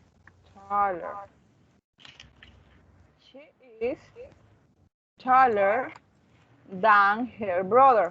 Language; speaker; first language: English; non-native, learner; Spanish